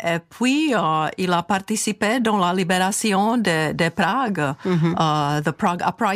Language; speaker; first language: French; non-native, fluent; Czech